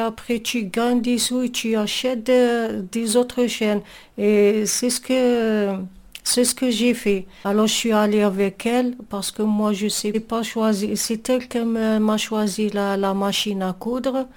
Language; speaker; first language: French; non-native, local second language; Arabic